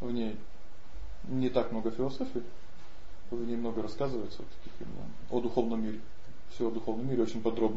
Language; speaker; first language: Russian; native; Russian